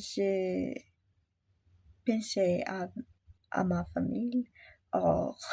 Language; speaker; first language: French; non-native, learner; English